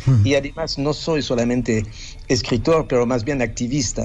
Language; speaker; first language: Spanish; non-native, fluent; French